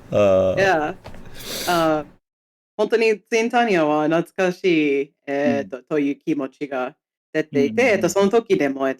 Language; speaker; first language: Japanese; non-native, fluent; English